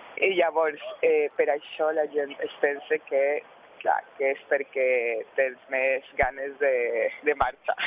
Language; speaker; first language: Catalan; non-native, local second language; Spanish